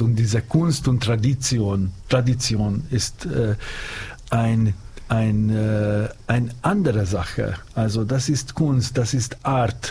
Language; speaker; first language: German; non-native, learner; Hungarian